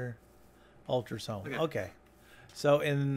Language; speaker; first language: English; native; English